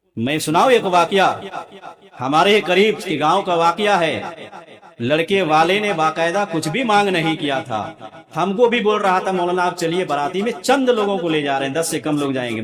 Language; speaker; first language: Urdu; non-native, local second language; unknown